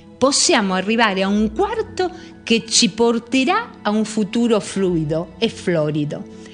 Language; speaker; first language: Italian; early bilingual, heritage; Spanish